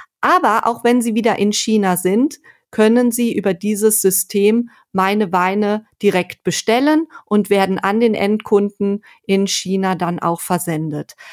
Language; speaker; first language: German; native; German